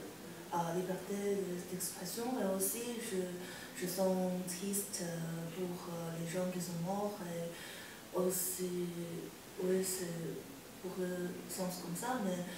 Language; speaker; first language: French; non-native, learner; Chinese